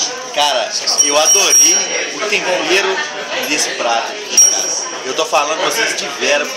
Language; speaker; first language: Portuguese; native; Portuguese